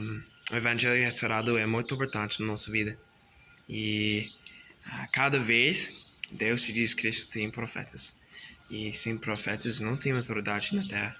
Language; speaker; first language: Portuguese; non-native, learner; English